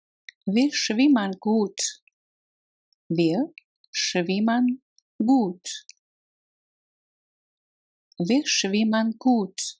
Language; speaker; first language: German; non-native, fluent; Russian